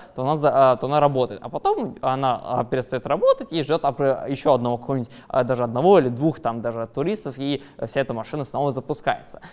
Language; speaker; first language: Russian; native; Russian